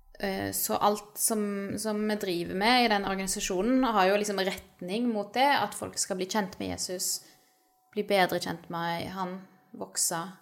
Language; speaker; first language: Norwegian; native; Norwegian